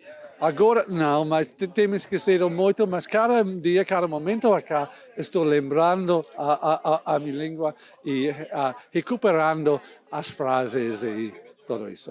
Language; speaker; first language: Portuguese; non-native, learner; English